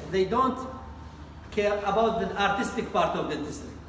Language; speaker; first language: English; non-native, fluent; Arabic